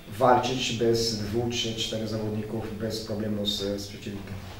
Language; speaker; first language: Polish; non-native, fluent; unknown